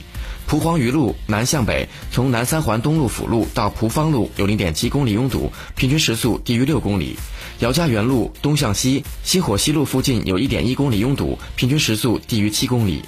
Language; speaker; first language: Chinese; native; Chinese